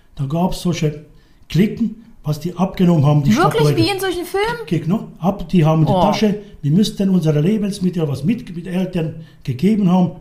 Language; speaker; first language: German; non-native, learner; Hungarian